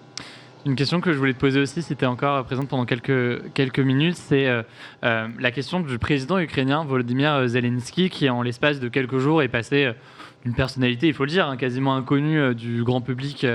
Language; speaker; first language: French; native; French